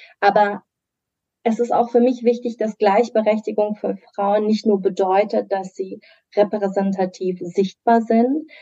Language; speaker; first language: German; early bilingual, other home language; Persian